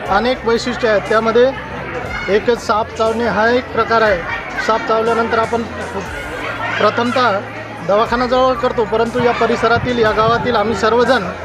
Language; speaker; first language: Marathi; native; Marathi